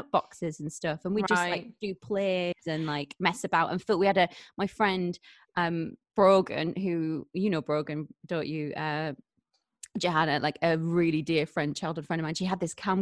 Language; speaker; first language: English; native; English